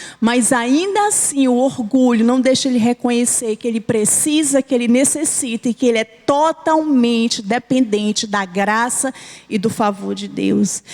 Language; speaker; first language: Portuguese; native; Portuguese